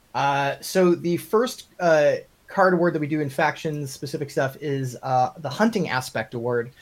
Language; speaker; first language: English; native; English